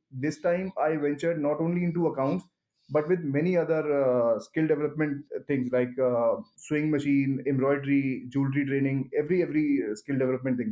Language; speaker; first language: English; non-native, local second language; Hindi